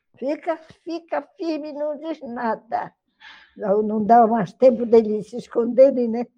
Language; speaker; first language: Portuguese; native; Portuguese